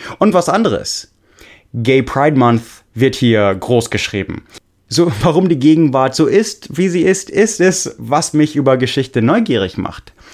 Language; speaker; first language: German; non-native, fluent; English